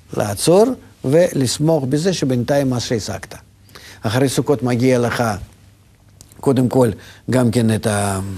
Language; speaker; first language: Hebrew; native; Hebrew